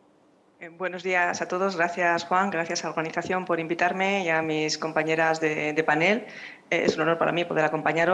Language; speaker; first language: Spanish; native; Spanish